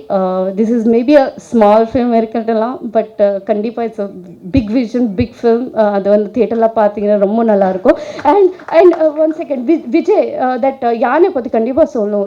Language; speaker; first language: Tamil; non-native, learner; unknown